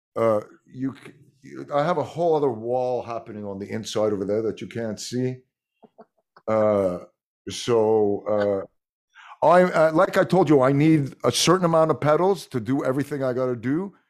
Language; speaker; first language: English; non-native, fluent; French